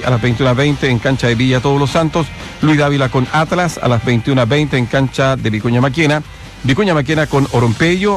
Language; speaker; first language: Spanish; native; Spanish